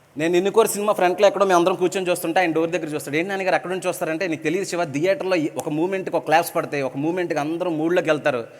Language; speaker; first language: Telugu; native; Telugu